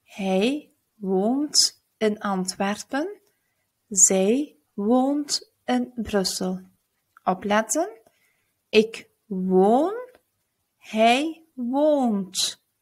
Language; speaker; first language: Dutch; early bilingual, other home language; Turkish